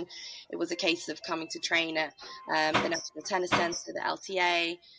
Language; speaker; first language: English; native; English